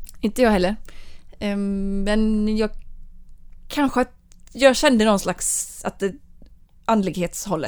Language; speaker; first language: Swedish; native; Swedish